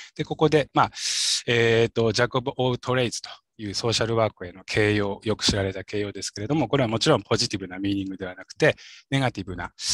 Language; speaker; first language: Japanese; native; Japanese